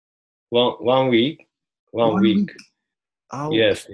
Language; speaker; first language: English; non-native, learner; Japanese